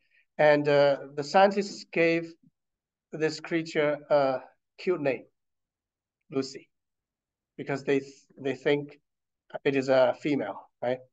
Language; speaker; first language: English; non-native, fluent; Chinese